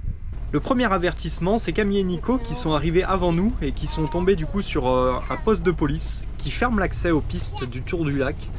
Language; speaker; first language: French; native; French